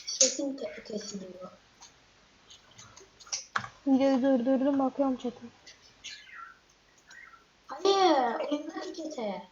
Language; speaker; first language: Turkish; native; Turkish